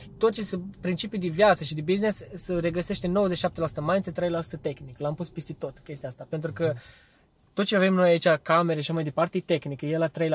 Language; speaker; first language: Romanian; early bilingual, heritage; Romanian